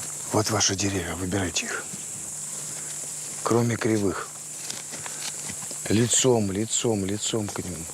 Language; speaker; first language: Russian; native; Russian